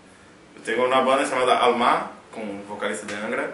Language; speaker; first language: Spanish; non-native, learner; Portuguese